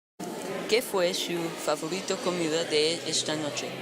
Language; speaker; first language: Spanish; non-native, learner; English